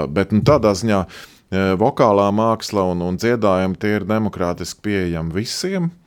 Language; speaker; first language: Latvian; native; Latvian